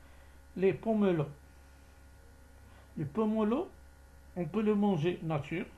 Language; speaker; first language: French; non-native, local second language; Arabic